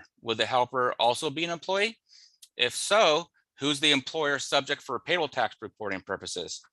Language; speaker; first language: English; native; English